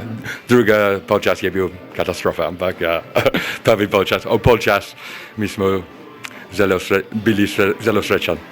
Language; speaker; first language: Slovenian; non-native, learner; English